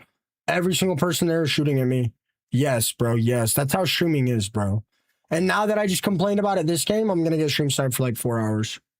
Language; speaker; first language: English; native; English